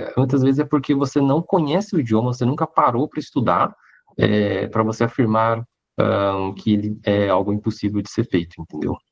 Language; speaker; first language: Portuguese; early bilingual, other home language; Hakka Chinese